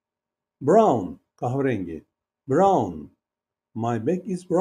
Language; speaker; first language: English; non-native, learner; Turkish